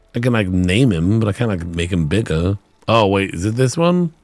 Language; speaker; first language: English; native; English